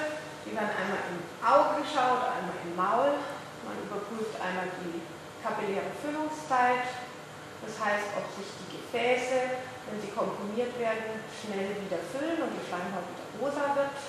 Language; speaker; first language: German; native; German